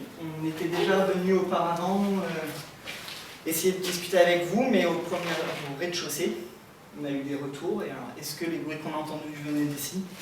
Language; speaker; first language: French; native; French